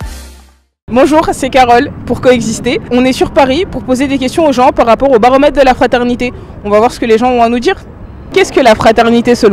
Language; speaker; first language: French; native; French